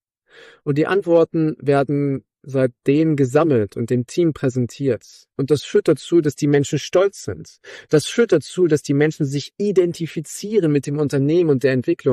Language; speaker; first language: German; native; German